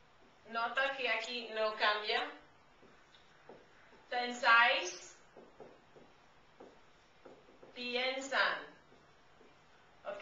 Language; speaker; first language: Spanish; non-native, fluent; English